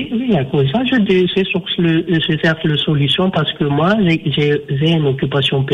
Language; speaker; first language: French; non-native, learner; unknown